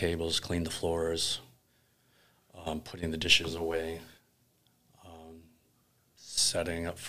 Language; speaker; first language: English; native; English